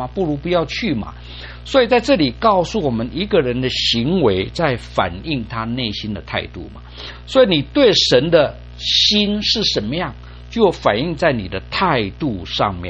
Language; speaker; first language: Chinese; native; Chinese